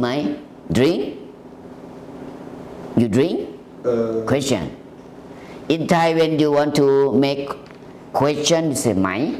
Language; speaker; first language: English; non-native, learner; Thai